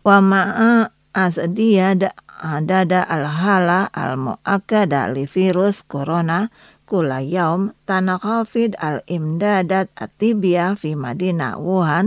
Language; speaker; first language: Arabic; non-native, fluent; Indonesian